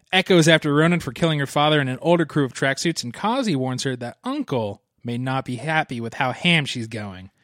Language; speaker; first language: English; native; English